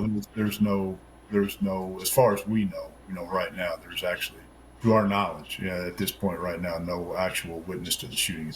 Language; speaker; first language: English; native; English